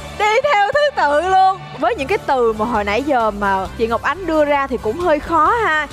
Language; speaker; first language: Vietnamese; native; Vietnamese